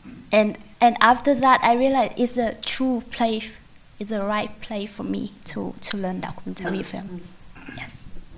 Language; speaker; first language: English; non-native, learner; Vietnamese